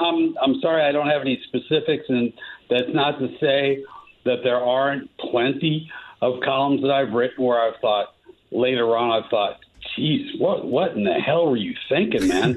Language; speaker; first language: English; native; English